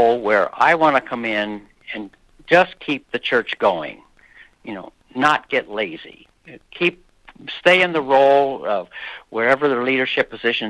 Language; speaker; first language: English; native; English